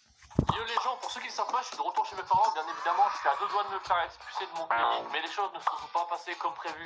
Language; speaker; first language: French; native; French